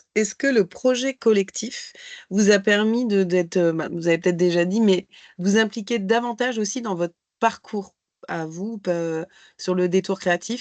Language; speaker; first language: French; native; French